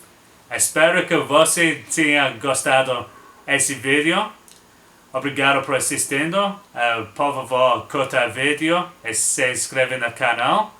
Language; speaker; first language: Portuguese; non-native, learner; English